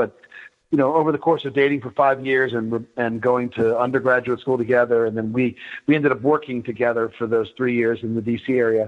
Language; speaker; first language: English; native; English